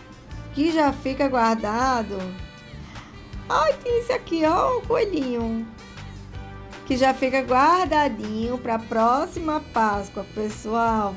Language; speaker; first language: Portuguese; native; Portuguese